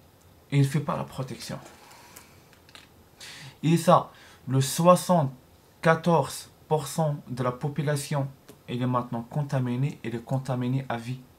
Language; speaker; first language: French; non-native, learner; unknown